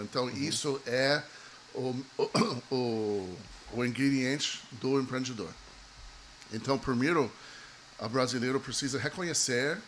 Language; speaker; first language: Portuguese; non-native, fluent; English